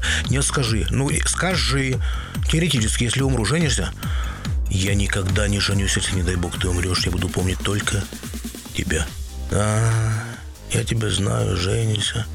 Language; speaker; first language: Russian; native; Russian